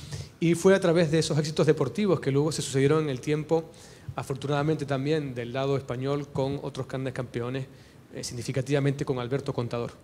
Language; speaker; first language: Spanish; native; Spanish